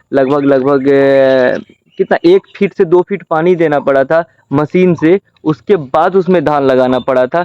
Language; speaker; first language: Hindi; native; Hindi